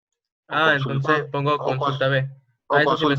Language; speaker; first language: Spanish; native; Spanish